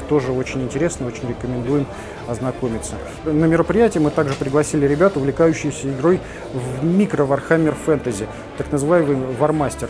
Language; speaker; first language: Russian; native; Russian